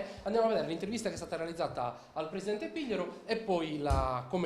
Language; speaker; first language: Italian; native; Italian